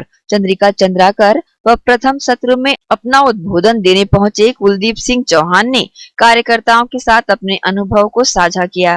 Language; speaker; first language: Hindi; native; Hindi